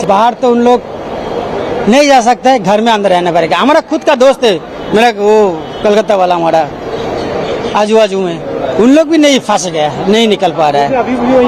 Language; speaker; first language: Hindi; non-native, learner; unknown